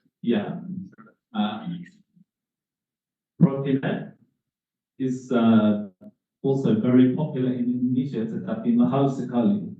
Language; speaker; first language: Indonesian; non-native, learner; English